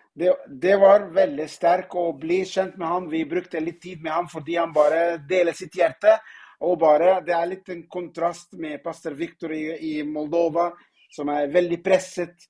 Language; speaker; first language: Norwegian; non-native, fluent; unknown